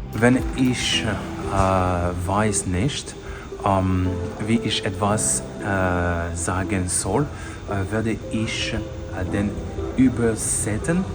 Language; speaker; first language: German; non-native, learner; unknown